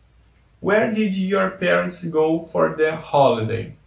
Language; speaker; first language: English; non-native, fluent; Portuguese